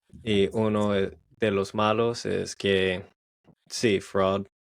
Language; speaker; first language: Spanish; non-native, learner; English